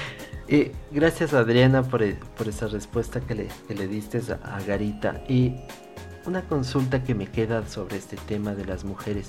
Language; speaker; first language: Spanish; native; Spanish